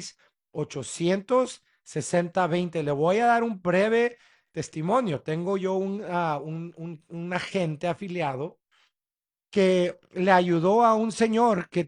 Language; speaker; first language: Spanish; early bilingual, heritage; Spanish